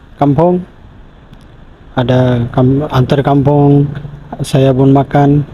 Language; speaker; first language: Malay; non-native, learner; Bangla